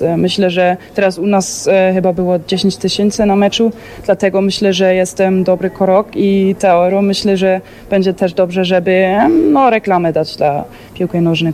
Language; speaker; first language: Polish; early bilingual, heritage; German